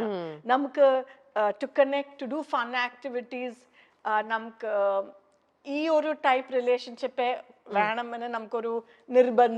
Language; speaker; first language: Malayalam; non-native, fluent; Kannada